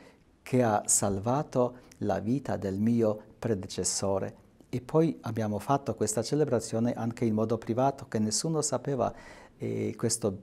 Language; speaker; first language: Italian; non-native, fluent; Polish